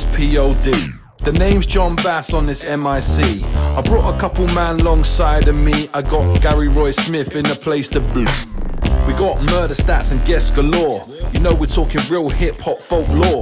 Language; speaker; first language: English; native; English